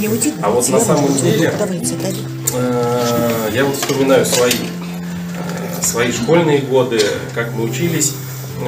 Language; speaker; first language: Russian; native; Russian